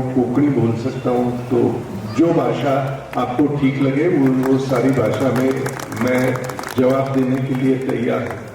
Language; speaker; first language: Hindi; non-native, local second language; Marathi